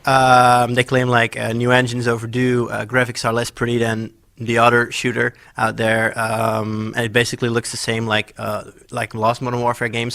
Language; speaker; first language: English; non-native, fluent; Dutch